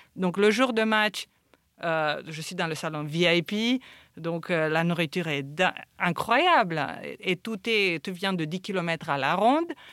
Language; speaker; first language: French; non-native, fluent; Romanian